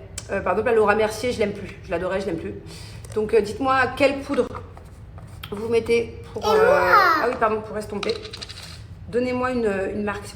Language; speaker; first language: French; native; French